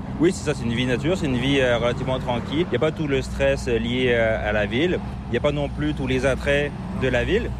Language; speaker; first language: French; native; French